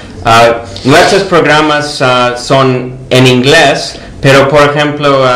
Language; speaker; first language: Spanish; non-native, fluent; English